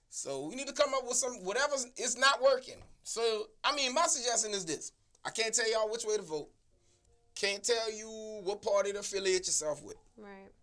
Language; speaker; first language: English; native; English